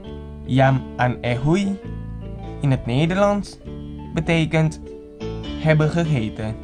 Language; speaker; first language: Dutch; non-native, fluent; Indonesian